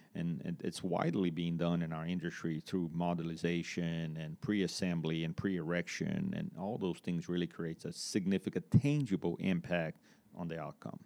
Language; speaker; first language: English; non-native, fluent; Portuguese